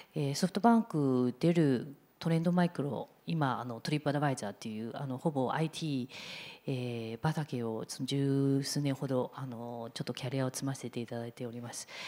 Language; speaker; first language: Japanese; non-native, fluent; Chinese